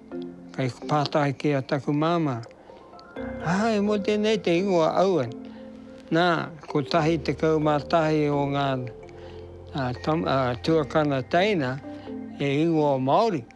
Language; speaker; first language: Māori; non-native, local second language; English